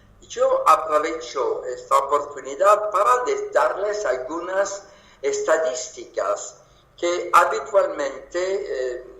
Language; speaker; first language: Spanish; non-native, fluent; French